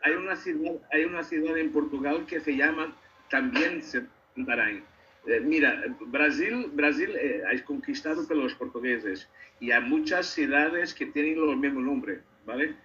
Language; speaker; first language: Spanish; non-native, learner; Portuguese